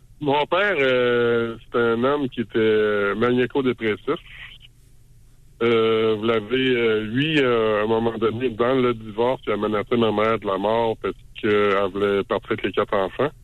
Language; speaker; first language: French; native; French